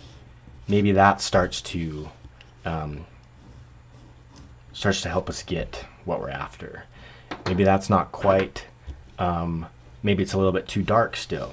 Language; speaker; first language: English; native; English